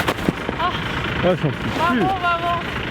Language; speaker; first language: French; native; French